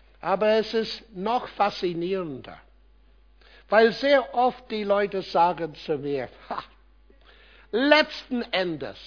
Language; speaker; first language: German; non-native, fluent; English